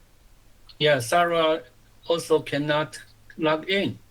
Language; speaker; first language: English; non-native, learner; Chinese